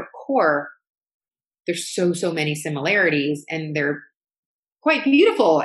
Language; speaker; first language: English; native; English